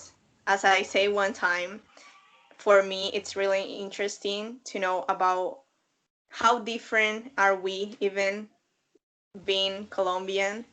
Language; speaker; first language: English; non-native, fluent; Spanish